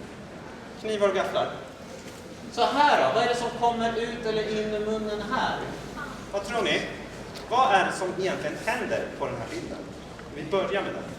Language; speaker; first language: Swedish; native; Swedish